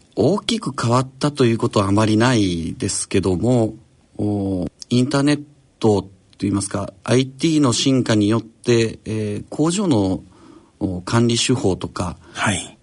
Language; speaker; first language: Japanese; native; Japanese